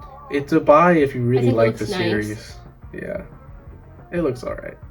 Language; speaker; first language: English; native; English